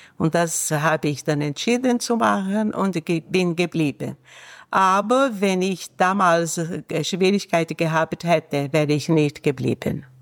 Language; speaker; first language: German; non-native, fluent; Portuguese